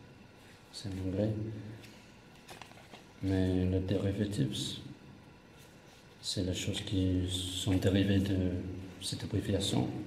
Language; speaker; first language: French; non-native, fluent; English